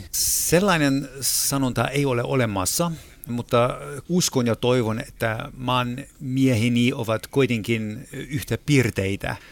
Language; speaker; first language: Finnish; non-native, fluent; German